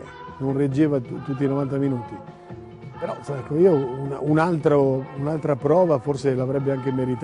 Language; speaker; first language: Italian; native; Italian